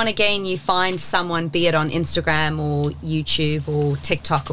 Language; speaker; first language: English; native; English